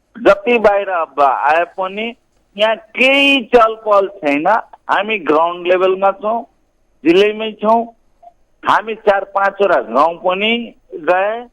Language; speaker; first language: Nepali; non-native, local second language; Maithili